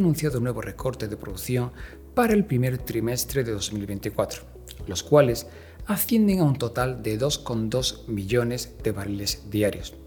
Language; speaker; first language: Spanish; native; Spanish